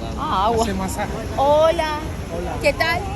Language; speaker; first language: Spanish; non-native, learner; Turkish